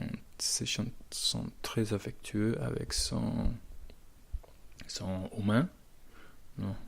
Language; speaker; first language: French; non-native, learner; Spanish